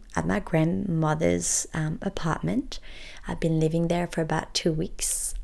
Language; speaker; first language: English; early bilingual, other home language; French